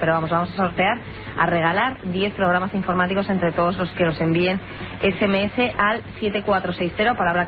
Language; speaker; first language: Spanish; native; Spanish